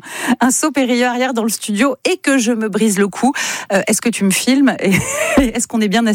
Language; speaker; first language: French; native; French